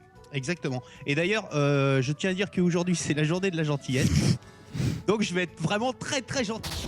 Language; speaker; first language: French; native; French